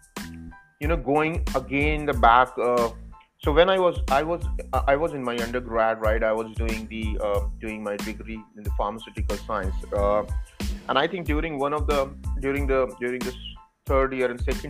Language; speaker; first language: English; non-native, local second language; Hindi